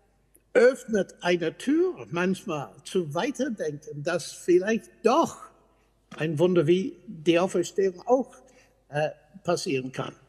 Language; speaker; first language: German; non-native, fluent; English